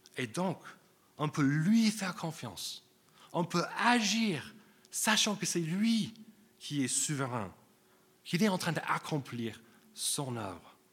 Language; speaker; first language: French; non-native, fluent; English